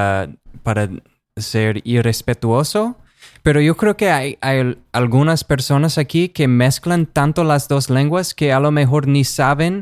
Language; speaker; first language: Spanish; non-native, fluent; English